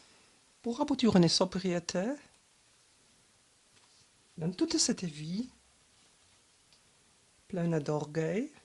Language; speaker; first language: French; non-native, learner; German